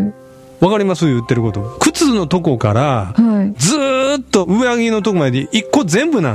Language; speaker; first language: Japanese; native; Japanese